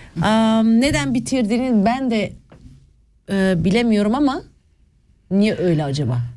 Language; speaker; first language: Turkish; early bilingual, other home language; Swiss German